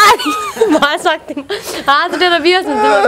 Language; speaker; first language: Nepali; native; Nepali